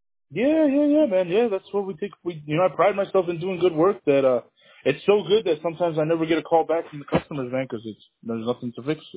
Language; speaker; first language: English; early bilingual, other home language; Spanish